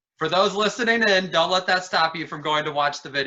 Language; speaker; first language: English; native; English